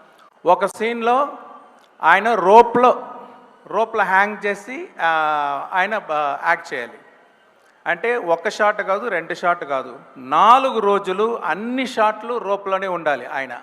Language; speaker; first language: Telugu; non-native, learner; Tamil